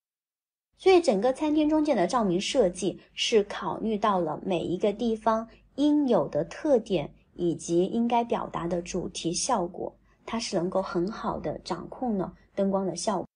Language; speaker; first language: Chinese; native; Chinese